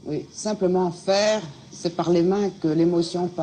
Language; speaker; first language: French; native; French